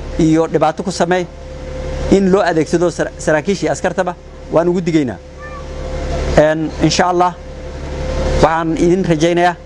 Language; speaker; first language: Somali; native; Somali